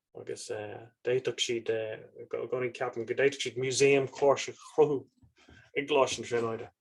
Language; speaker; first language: Irish; non-native, local second language; English